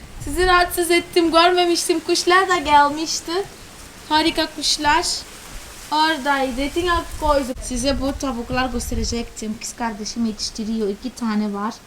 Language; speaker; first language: Turkish; non-native, fluent; Portuguese